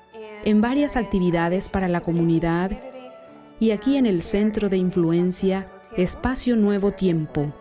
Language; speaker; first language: Spanish; non-native, fluent; English